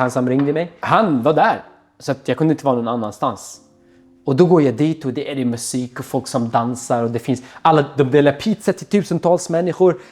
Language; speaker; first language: Swedish; non-native, fluent; Arabic